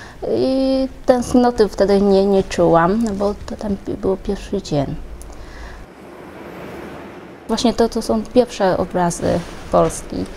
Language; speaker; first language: Polish; early bilingual, other home language; Vietnamese